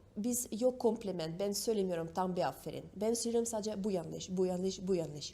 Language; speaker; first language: Turkish; non-native, learner; Russian